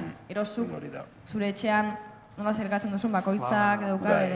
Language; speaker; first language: Basque; native; Basque